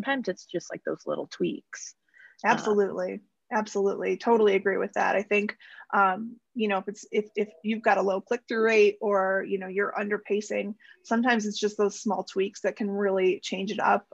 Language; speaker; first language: English; native; English